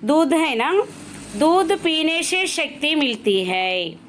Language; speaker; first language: Hindi; non-native, local second language; Telugu